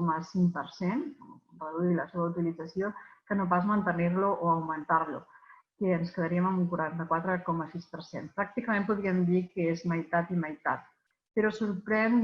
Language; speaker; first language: Catalan; native; Catalan